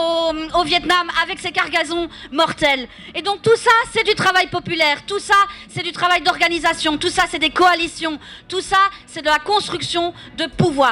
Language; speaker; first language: French; native; French